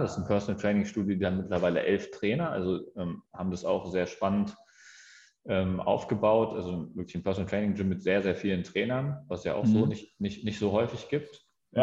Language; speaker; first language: German; native; German